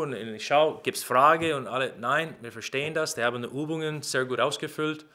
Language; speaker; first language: German; non-native, learner; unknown